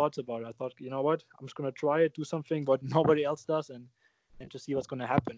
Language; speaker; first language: English; non-native, fluent; German